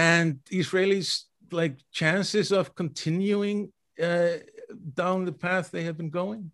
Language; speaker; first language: English; non-native, fluent; Icelandic